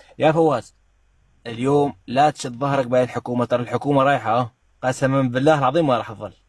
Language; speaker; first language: Arabic; non-native, local second language; Kurdish